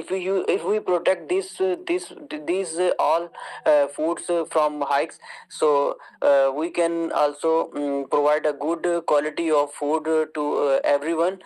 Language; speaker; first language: English; non-native, learner; Urdu